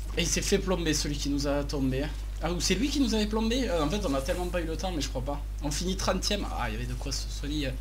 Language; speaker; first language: French; native; French